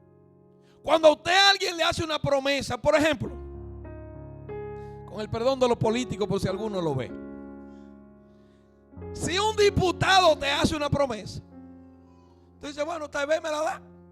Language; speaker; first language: Spanish; native; Spanish